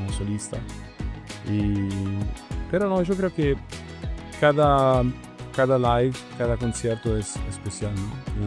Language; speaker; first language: Spanish; non-native, learner; Italian